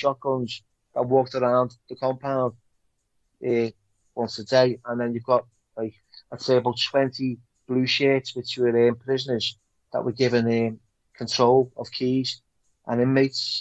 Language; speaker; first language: English; native; English